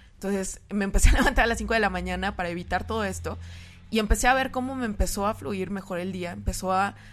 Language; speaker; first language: Spanish; native; Spanish